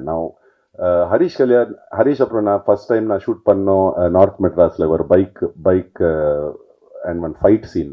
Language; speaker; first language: Tamil; non-native, fluent; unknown